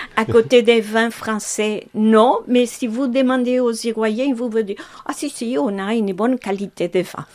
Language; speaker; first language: French; non-native, fluent; Spanish